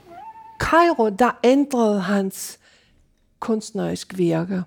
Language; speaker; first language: Danish; non-native, fluent; English